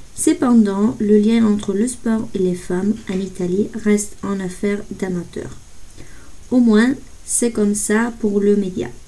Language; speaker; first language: French; non-native, fluent; Italian